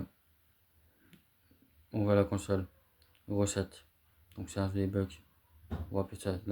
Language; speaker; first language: French; native; French